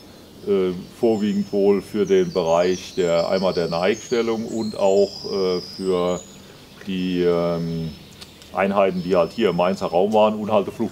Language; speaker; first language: German; native; German